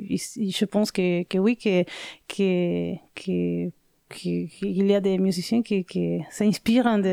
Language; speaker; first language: French; non-native, learner; Spanish